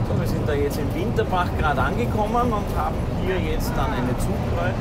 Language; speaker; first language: German; native; German